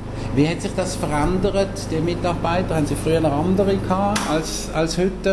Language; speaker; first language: German; native; German